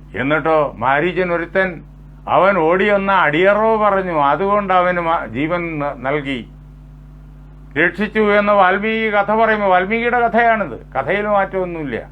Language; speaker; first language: Malayalam; native; Malayalam